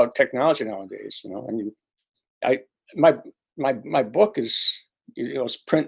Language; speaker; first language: English; native; English